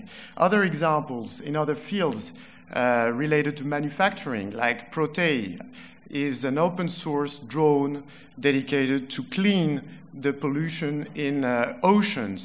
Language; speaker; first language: English; non-native, fluent; French